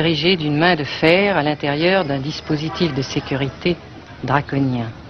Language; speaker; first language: French; native; French